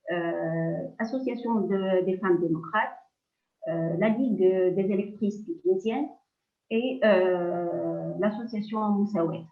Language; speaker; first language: French; non-native, local second language; Arabic